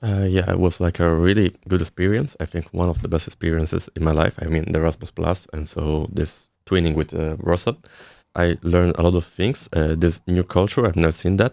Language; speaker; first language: English; non-native, fluent; Italian